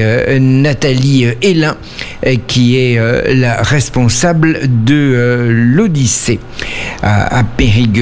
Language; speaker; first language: French; native; French